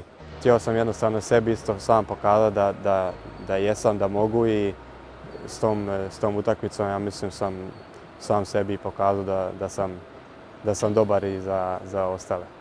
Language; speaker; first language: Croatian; early bilingual, heritage; Croatian